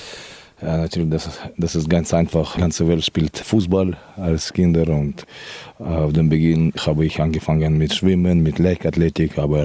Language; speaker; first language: German; non-native, fluent; Russian